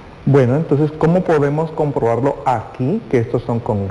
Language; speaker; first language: Spanish; native; Spanish